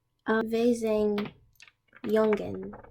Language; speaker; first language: Dutch; non-native, learner; English